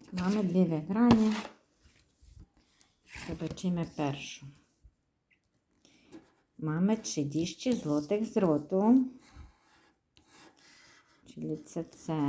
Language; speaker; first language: Polish; non-native, learner; Ukrainian